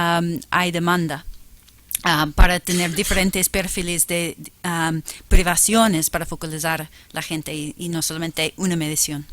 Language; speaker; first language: Spanish; non-native, fluent; English